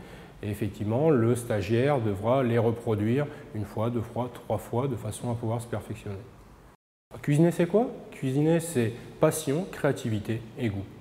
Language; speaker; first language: French; native; French